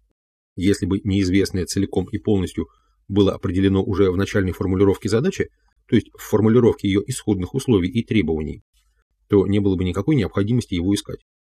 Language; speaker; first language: Russian; native; Russian